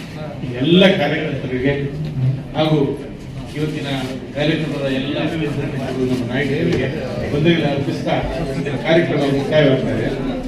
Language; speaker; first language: Kannada; native; Kannada